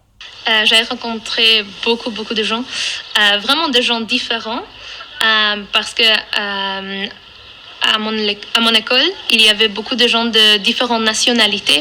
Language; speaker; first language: French; non-native, fluent; Dutch